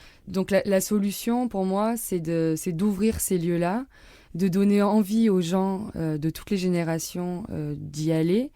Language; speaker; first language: French; native; French